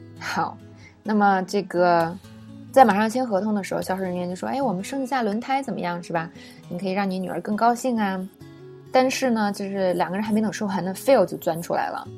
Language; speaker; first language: Chinese; native; Chinese